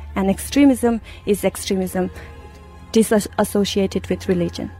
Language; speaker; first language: English; non-native, fluent; Persian